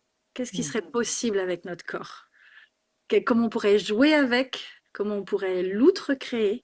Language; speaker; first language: French; native; French